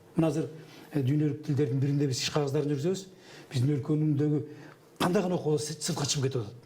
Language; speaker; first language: Kyrgyz; native; Kyrgyz